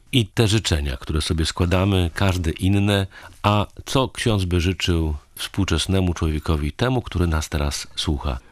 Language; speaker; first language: Polish; native; Polish